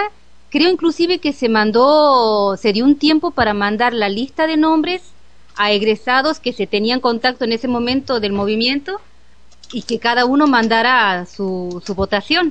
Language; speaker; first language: Spanish; native; Spanish